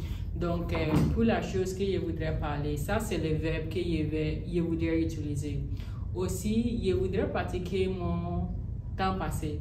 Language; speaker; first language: French; non-native, learner; English